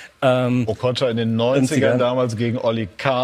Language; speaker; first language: German; native; German